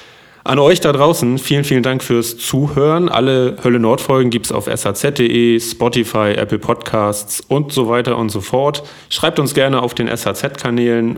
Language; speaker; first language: German; native; German